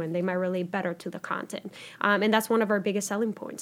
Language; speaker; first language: English; non-native, fluent; Spanish